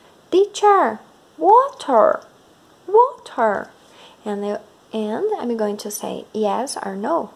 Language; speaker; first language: English; non-native, fluent; Portuguese